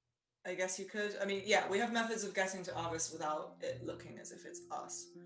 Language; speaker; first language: English; native; English